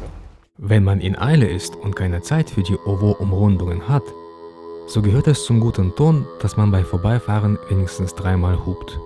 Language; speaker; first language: German; native; German